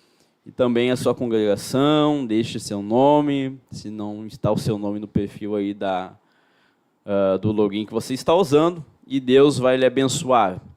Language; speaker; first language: Portuguese; native; Portuguese